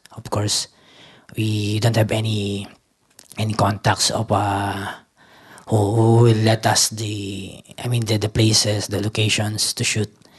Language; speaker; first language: English; non-native, local second language; Filipino